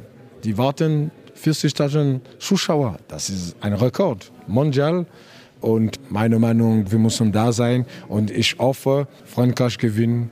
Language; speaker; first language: German; non-native, learner; French